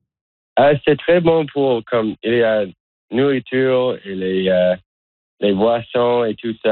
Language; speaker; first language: French; non-native, learner; English